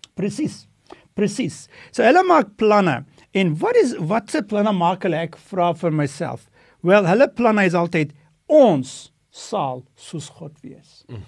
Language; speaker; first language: Afrikaans; non-native, fluent; Dutch